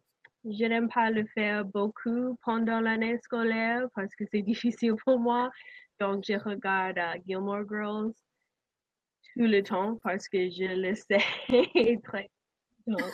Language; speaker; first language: French; non-native, learner; English